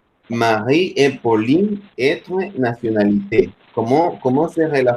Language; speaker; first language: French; non-native, fluent; Spanish